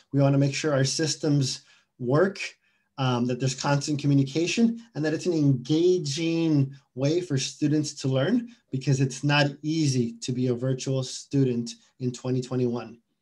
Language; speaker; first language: English; early bilingual, other home language; Spanish